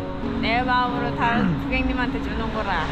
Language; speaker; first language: Korean; non-native, fluent; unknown